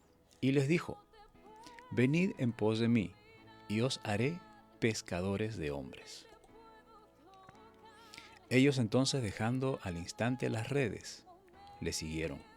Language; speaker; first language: Spanish; native; Spanish